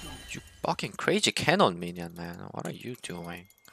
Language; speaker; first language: English; non-native, fluent; Korean